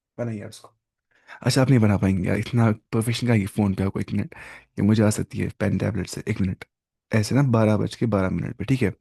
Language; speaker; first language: Urdu; non-native, local second language; Kashmiri